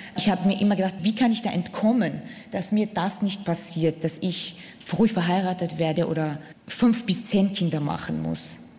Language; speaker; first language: German; non-native, fluent; Central Kurdish